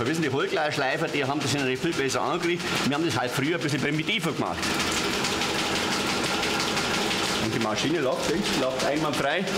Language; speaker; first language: German; native; German